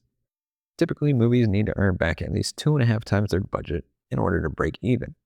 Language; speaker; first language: English; native; English